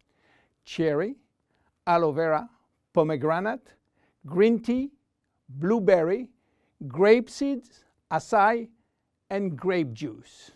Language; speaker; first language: English; non-native, fluent; French